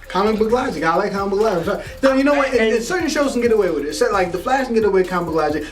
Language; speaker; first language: English; native; English